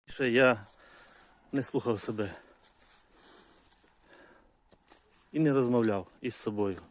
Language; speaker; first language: Ukrainian; native; Ukrainian